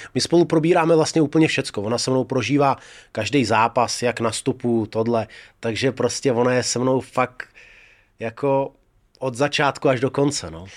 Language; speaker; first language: Czech; early bilingual, other home language; Russian